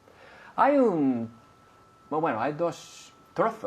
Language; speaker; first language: Spanish; non-native, fluent; English